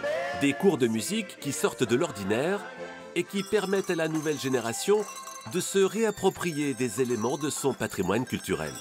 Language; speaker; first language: French; native; French